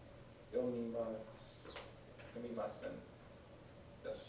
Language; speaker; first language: Japanese; non-native, learner; English